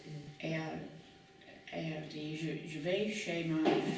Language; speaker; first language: French; non-native, learner; English